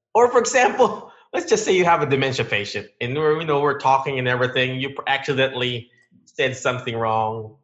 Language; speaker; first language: English; non-native, local second language; Filipino